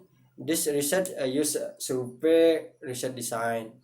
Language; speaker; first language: English; non-native, learner; Indonesian